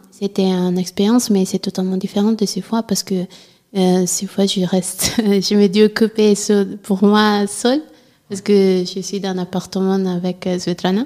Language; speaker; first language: French; non-native, learner; Italian